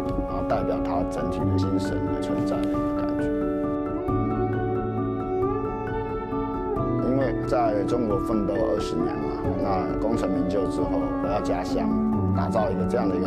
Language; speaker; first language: Chinese; native; Chinese